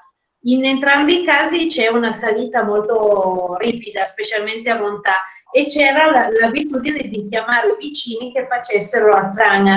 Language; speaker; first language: Italian; native; Italian